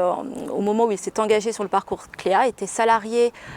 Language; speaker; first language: French; native; French